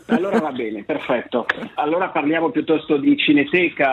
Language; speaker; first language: Italian; non-native, local second language; French